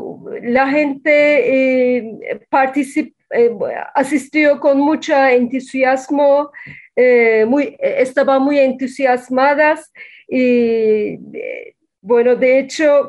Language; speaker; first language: Spanish; non-native, fluent; Turkish